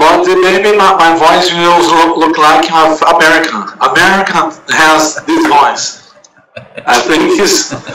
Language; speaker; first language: English; non-native, learner; Portuguese